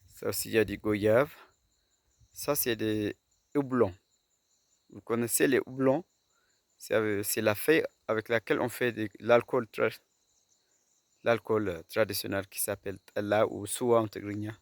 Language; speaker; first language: French; non-native, fluent; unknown